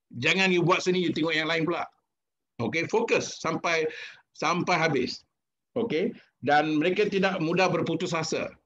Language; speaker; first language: Malay; non-native, local second language; Tamil